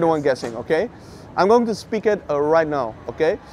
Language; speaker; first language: English; non-native, fluent; Dutch